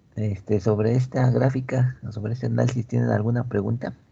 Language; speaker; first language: Spanish; native; Spanish